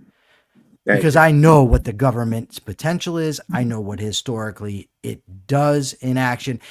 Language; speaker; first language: English; native; English